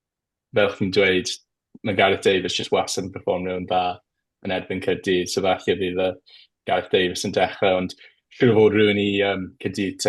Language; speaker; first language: Welsh; native; Welsh